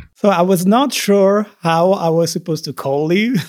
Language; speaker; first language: English; non-native, fluent; Italian